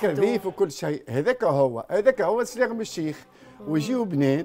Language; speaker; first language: Arabic; native; Arabic